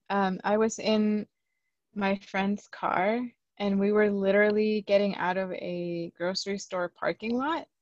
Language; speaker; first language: English; early bilingual, other home language; Spanish